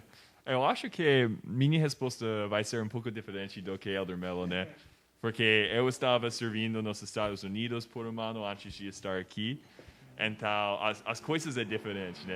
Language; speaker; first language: Portuguese; non-native, learner; English